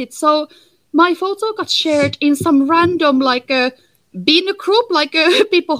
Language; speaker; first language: English; non-native, fluent; Finnish